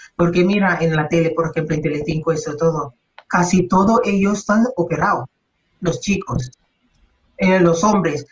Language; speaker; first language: Spanish; non-native, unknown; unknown